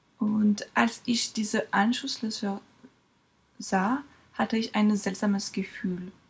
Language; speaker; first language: German; non-native, fluent; French